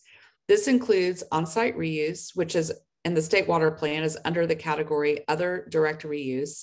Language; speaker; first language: English; native; English